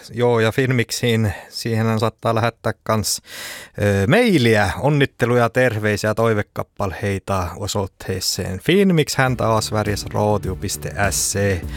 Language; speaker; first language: Finnish; early bilingual, heritage; Finnish